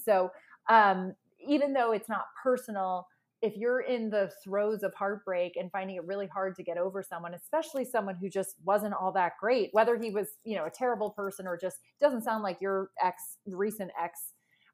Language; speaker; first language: English; native; English